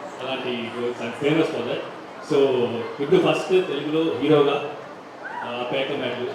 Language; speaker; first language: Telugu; non-native, learner; Tamil